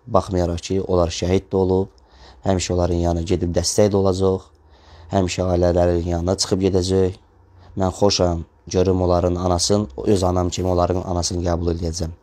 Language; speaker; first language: Azerbaijani; non-native, local second language; Russian